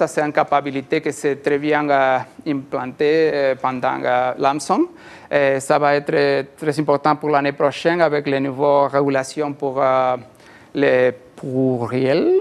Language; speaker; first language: French; non-native, learner; Spanish